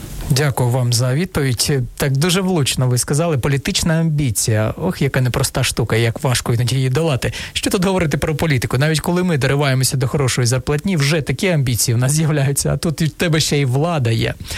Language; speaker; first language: Ukrainian; non-native, fluent; Russian